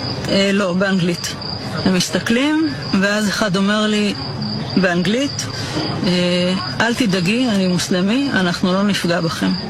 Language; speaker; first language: Hebrew; native; Hebrew